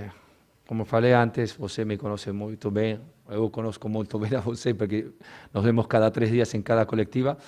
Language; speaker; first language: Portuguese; non-native, learner; Spanish